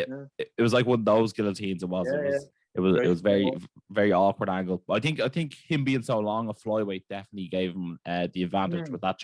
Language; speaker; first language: English; native; English